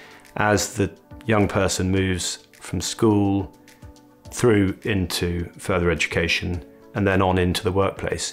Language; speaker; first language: English; native; English